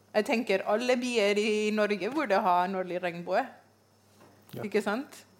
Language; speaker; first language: Norwegian; non-native, fluent; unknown